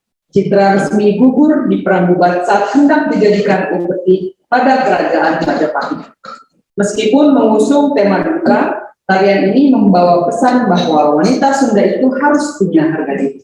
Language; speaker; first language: Indonesian; native; Indonesian